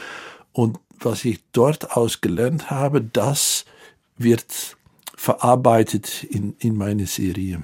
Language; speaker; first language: German; non-native, fluent; Dutch